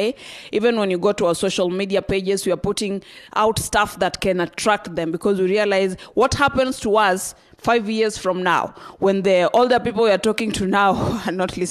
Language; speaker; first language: English; non-native, local second language; Luyia